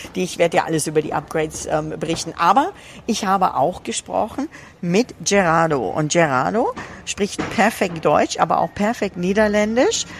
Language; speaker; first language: German; native; German